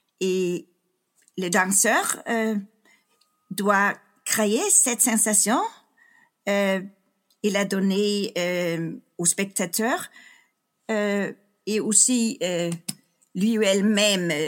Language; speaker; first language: French; non-native, fluent; Danish